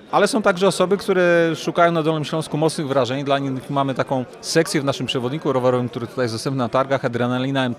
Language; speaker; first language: Polish; native; Polish